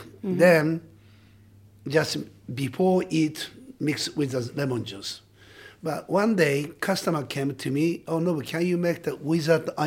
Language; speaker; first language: English; non-native, learner; Japanese